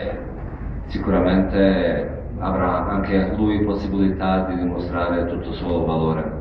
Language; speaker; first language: Italian; non-native, fluent; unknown